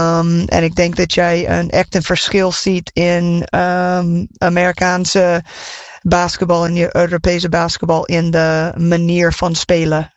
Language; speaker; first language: Dutch; non-native, fluent; English